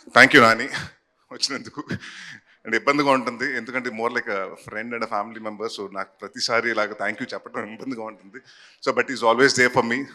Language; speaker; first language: Telugu; native; Telugu